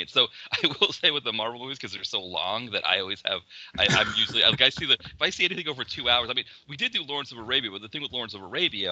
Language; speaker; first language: English; native; English